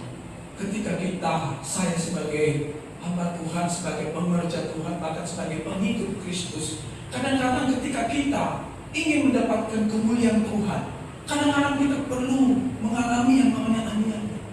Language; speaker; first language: Indonesian; native; Indonesian